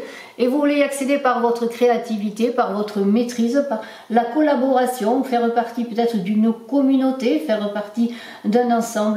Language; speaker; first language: French; native; French